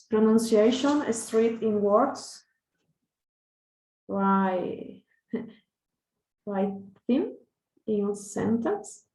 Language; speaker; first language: English; non-native, learner; Spanish